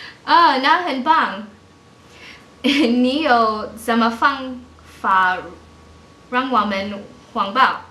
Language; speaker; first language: Chinese; non-native, learner; English